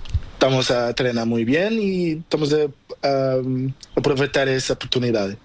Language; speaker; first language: Spanish; non-native, learner; Portuguese